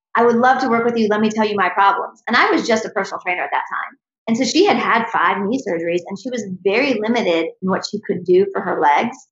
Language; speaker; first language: English; native; English